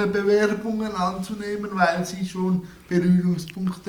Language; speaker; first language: German; native; German